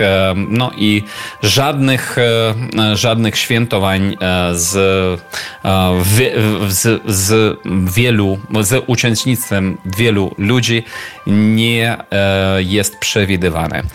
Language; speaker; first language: Polish; non-native, learner; Ukrainian